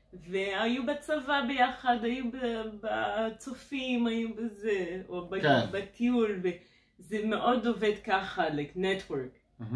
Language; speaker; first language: Hebrew; non-native, fluent; French